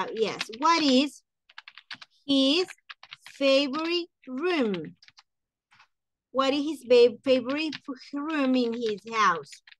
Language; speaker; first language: English; non-native, fluent; Spanish